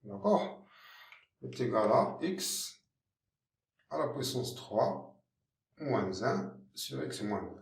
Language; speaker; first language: French; non-native, local second language; Arabic